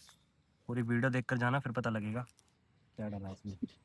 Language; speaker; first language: Hindi; non-native, local second language; Punjabi